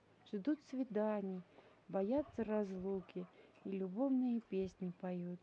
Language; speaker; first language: Russian; native; Russian